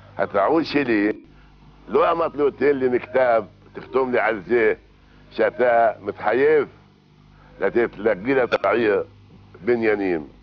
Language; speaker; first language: Hebrew; non-native, local second language; Arabic